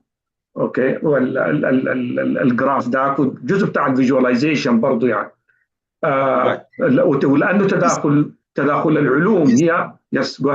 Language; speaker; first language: Arabic; native; Arabic